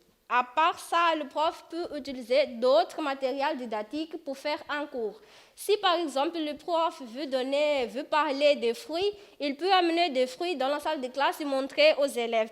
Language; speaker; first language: French; non-native, fluent; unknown